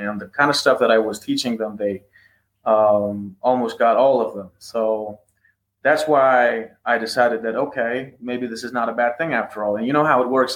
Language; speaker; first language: English; non-native, fluent; Persian